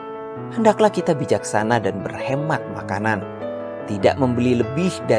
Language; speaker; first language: Indonesian; native; Indonesian